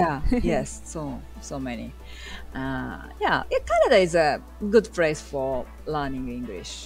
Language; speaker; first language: English; non-native, learner; Japanese